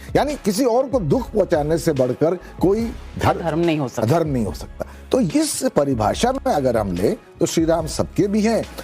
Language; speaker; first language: Hindi; native; Hindi